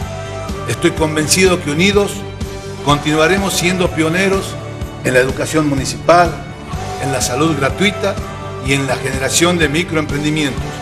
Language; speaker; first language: Spanish; native; Spanish